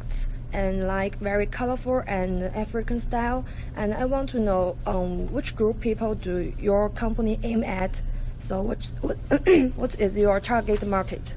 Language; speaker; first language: English; non-native, learner; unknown